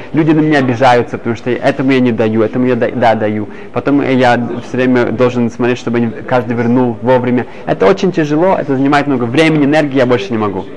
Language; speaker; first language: Russian; early bilingual, heritage; Hebrew